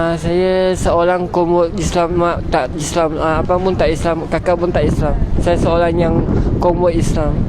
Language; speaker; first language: Malay; non-native, local second language; Chinese